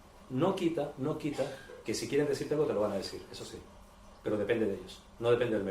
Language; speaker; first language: Spanish; native; Spanish